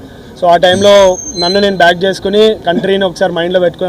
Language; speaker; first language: Telugu; native; Telugu